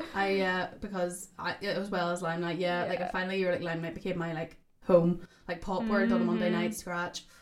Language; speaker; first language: English; native; English